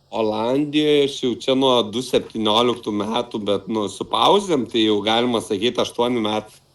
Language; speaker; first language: Lithuanian; native; Lithuanian